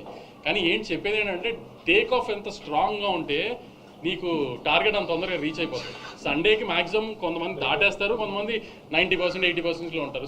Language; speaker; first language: Telugu; native; Telugu